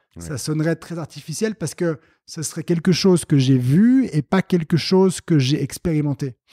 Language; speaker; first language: French; native; French